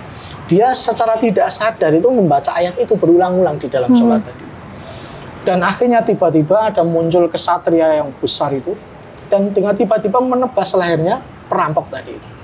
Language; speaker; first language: Indonesian; native; Indonesian